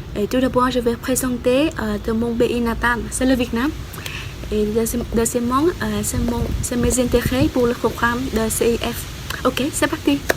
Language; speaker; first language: French; non-native, fluent; Vietnamese